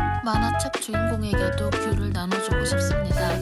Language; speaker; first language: Korean; native; Korean